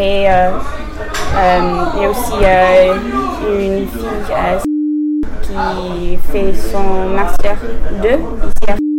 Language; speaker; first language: French; non-native, learner; English